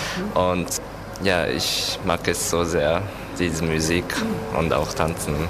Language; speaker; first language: German; non-native, learner; Japanese